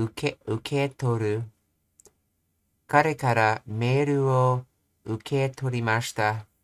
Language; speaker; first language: Japanese; non-native, learner; English